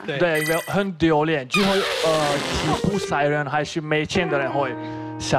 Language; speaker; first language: Chinese; non-native, fluent; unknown